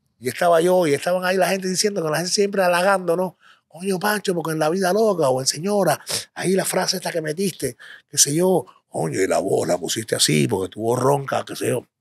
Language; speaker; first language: Spanish; native; Spanish